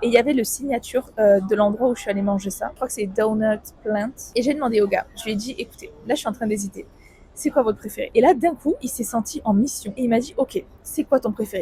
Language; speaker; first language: French; native; French